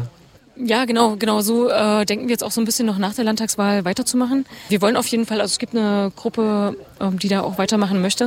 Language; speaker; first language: German; native; German